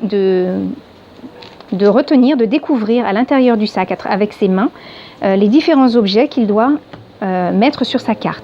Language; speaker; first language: French; native; French